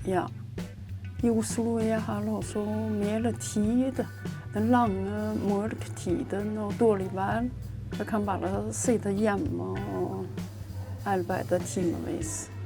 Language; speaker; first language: Norwegian; non-native, learner; Chinese